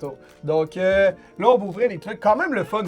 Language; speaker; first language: French; native; French